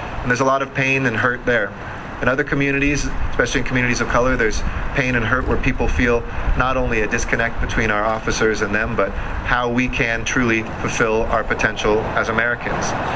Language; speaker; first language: English; native; English